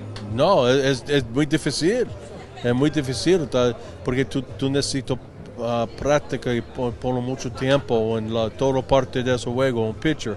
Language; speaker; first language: Spanish; non-native, learner; English